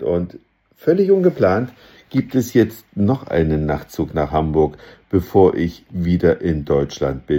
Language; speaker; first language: German; native; German